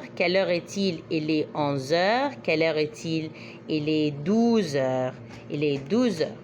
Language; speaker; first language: French; non-native, fluent; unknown